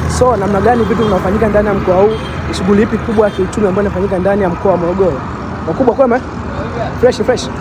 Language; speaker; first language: Swahili; native; Swahili